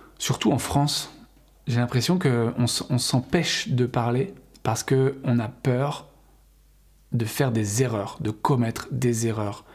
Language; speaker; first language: French; native; French